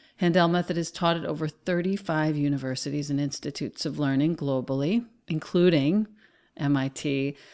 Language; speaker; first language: English; native; English